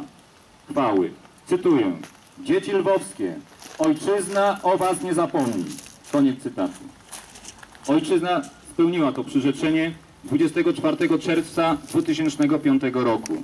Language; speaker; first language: Polish; native; Polish